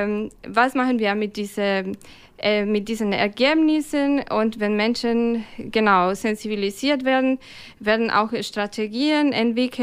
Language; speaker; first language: German; non-native, fluent; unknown